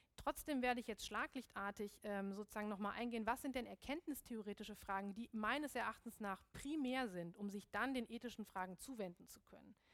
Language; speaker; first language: German; native; German